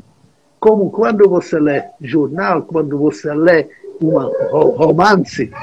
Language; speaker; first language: Portuguese; non-native, fluent; Czech